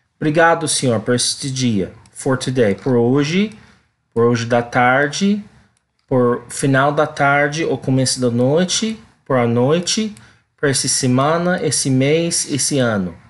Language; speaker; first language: Portuguese; non-native, learner; English